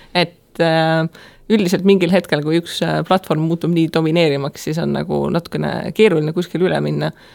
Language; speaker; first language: Estonian; native; Estonian